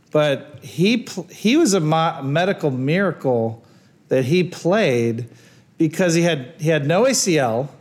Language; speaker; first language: English; native; English